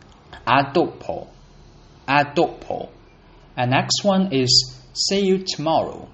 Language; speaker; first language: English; non-native, learner; Chinese